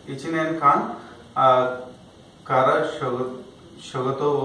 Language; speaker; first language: Japanese; non-native, learner; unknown